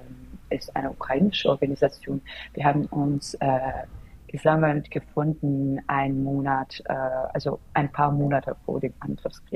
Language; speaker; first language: German; non-native, fluent; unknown